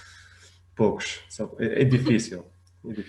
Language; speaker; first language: Portuguese; non-native, fluent; French